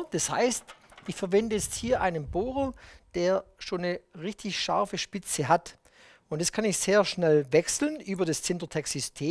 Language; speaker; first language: German; native; German